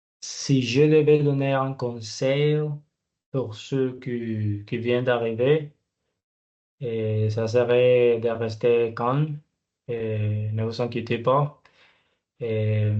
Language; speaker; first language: French; non-native, learner; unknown